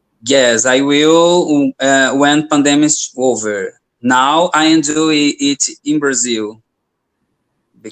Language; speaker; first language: English; non-native, learner; Portuguese